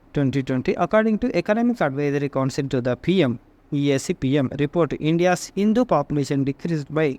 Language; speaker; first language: English; non-native, local second language; Telugu